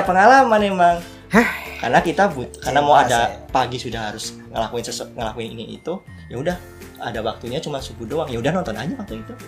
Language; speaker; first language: Indonesian; native; Indonesian